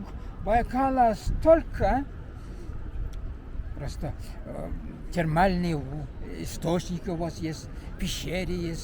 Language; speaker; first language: Russian; non-native, fluent; Mongolian